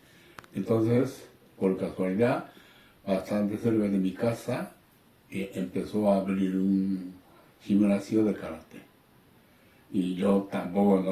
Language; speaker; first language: Spanish; non-native, learner; Japanese